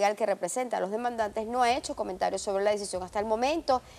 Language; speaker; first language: Spanish; native; Spanish